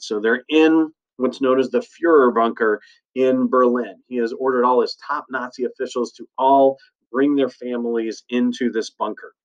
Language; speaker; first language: English; native; English